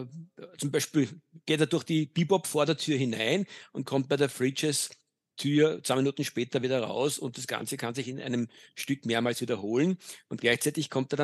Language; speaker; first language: German; native; German